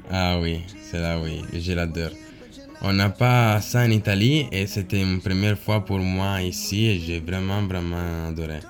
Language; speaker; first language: French; non-native, learner; Italian